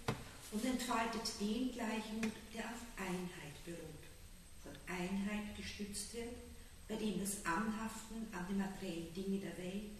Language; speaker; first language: German; native; German